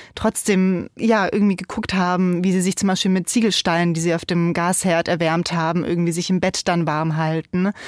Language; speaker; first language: German; native; German